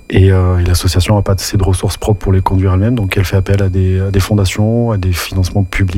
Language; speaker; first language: French; native; French